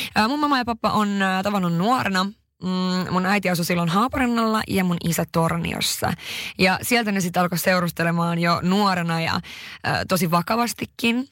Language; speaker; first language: Finnish; early bilingual, heritage; Finnish